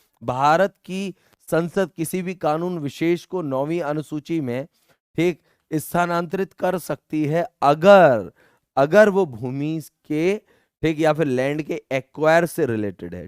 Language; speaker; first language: Hindi; native; Hindi